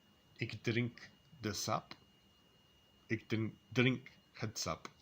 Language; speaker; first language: Dutch; non-native, learner; English